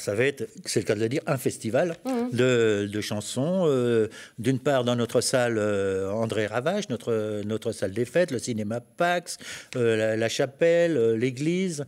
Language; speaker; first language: French; native; French